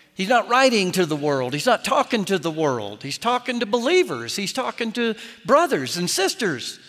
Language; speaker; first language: English; native; English